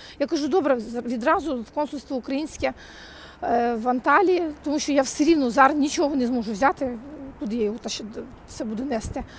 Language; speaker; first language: Ukrainian; native; Ukrainian